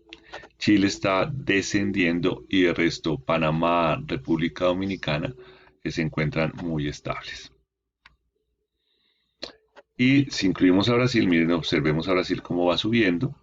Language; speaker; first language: Spanish; native; Spanish